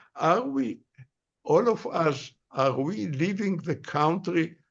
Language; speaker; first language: English; non-native, fluent; Hebrew